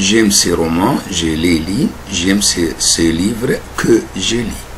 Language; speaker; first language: French; non-native, fluent; Arabic